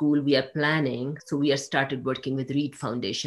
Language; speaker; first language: English; non-native, local second language; Urdu